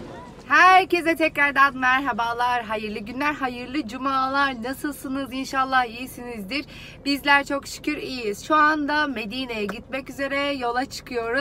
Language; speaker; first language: Turkish; native; Turkish